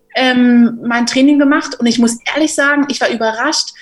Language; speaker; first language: German; native; German